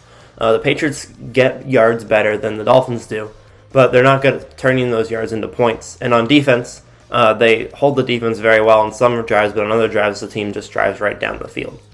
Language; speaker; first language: English; native; English